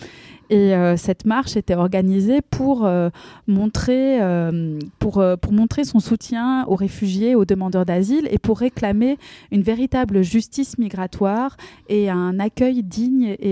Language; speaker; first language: French; native; French